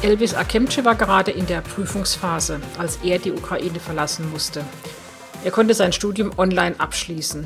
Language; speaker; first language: German; native; German